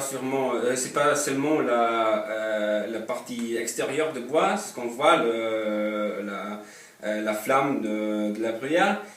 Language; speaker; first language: French; non-native, fluent; Polish